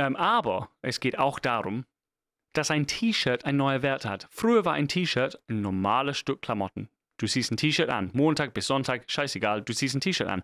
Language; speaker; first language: German; non-native, fluent; English